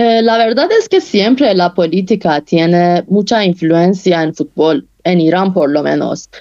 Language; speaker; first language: Spanish; non-native, fluent; Persian